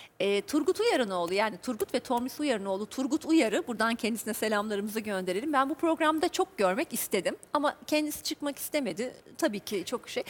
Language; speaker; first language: Turkish; native; Turkish